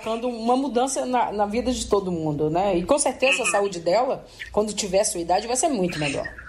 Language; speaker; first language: Portuguese; native; Portuguese